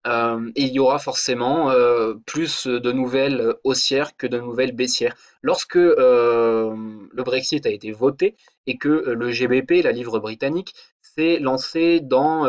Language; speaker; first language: French; native; French